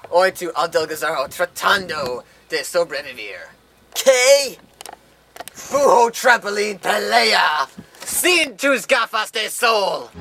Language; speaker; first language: Spanish; non-native, learner; English